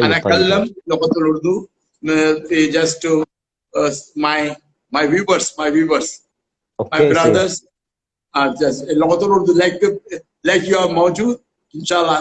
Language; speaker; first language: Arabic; non-native, learner; Urdu